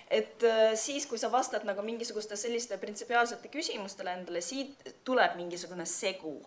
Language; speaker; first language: Estonian; non-native, local second language; Russian